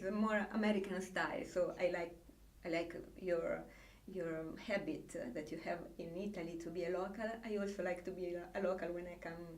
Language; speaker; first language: English; non-native, fluent; Italian